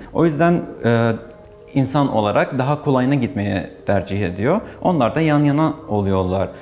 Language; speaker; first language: Turkish; non-native, fluent; Arabic